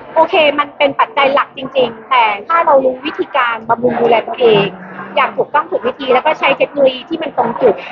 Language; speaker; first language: Thai; native; Thai